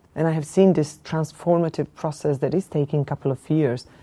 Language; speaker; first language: English; non-native, fluent; Slovenian